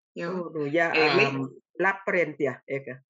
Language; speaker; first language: Finnish; non-native, learner; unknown